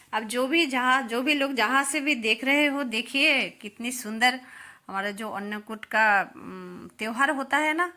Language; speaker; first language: Hindi; non-native, local second language; Bangla